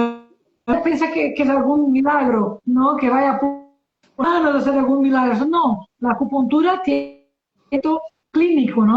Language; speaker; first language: Spanish; non-native, learner; Portuguese